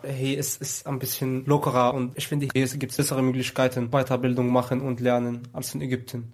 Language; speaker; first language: German; non-native, fluent; Arabic